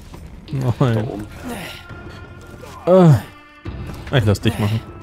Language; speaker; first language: German; native; German